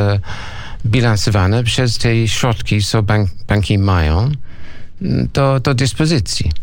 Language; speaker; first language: Polish; non-native, learner; English